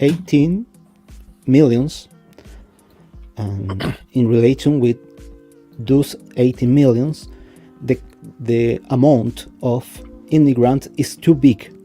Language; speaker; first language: English; non-native, fluent; Spanish